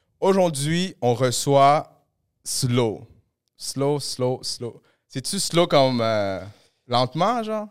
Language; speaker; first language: French; native; French